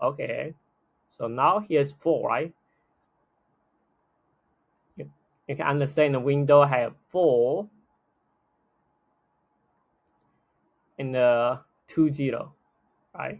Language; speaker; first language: English; non-native, fluent; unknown